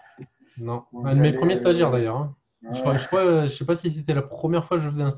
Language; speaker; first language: French; native; French